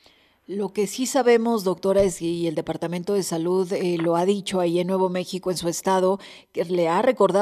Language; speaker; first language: Spanish; native; Spanish